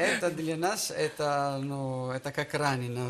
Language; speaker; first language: Russian; non-native, learner; Italian